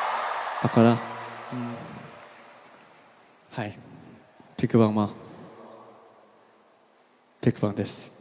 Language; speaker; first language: Japanese; non-native, learner; Korean